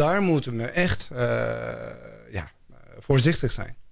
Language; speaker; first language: Dutch; non-native, fluent; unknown